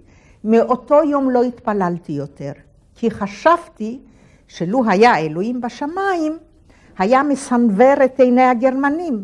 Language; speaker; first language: Hebrew; non-native, fluent; Polish